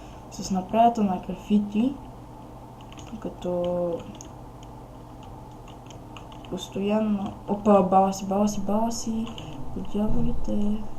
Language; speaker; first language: Bulgarian; native; Bulgarian